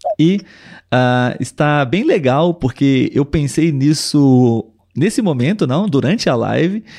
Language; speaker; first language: Portuguese; native; Portuguese